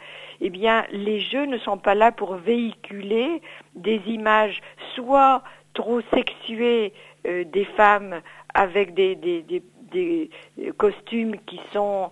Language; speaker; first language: French; native; French